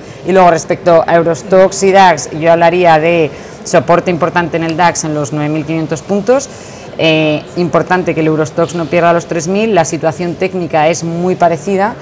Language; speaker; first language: Spanish; native; Spanish